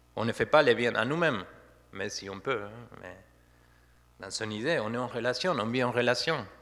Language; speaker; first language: French; non-native, fluent; Spanish